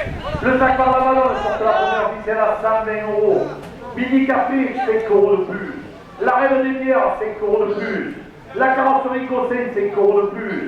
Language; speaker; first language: French; native; French